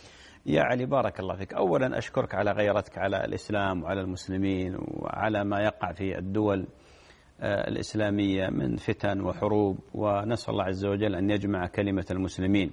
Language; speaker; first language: Arabic; native; Arabic